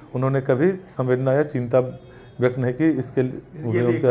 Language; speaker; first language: Hindi; native; Hindi